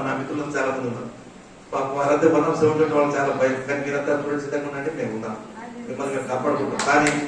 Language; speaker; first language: Telugu; non-native, local second language; Lambadi